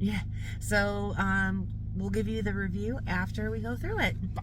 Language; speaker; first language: English; native; English